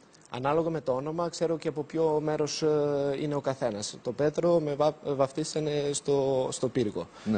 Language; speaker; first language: Greek; non-native, fluent; Serbian